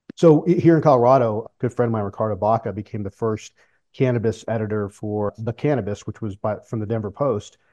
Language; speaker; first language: English; native; English